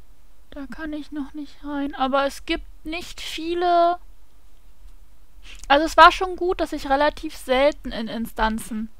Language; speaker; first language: German; native; German